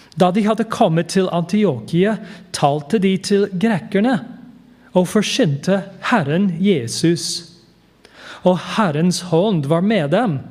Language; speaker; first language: Norwegian; non-native, fluent; English